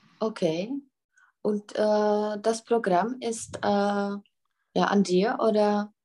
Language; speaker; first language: German; non-native, fluent; Czech